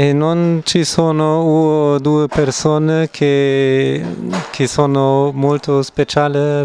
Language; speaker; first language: Italian; non-native, learner; German